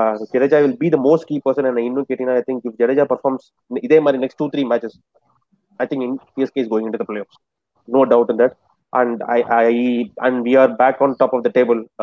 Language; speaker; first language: English; non-native, local second language; Tamil